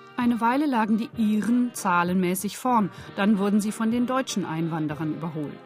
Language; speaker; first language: German; native; German